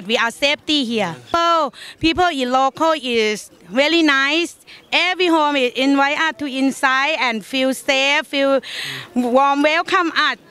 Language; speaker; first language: English; non-native, learner; Thai